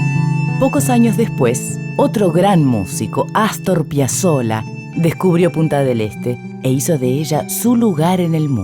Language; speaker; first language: Spanish; native; Spanish